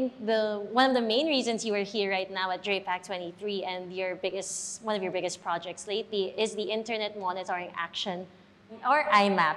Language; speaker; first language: English; non-native, local second language; Filipino